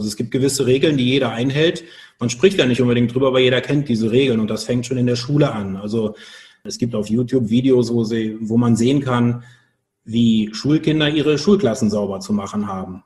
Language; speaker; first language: German; native; German